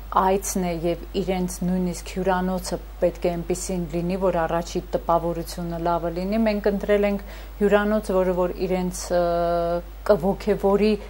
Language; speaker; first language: Armenian; native; Armenian